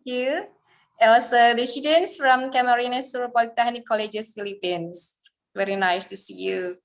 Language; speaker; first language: English; non-native, fluent; Indonesian